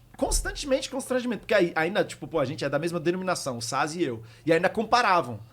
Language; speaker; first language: Portuguese; early bilingual, heritage; Portuguese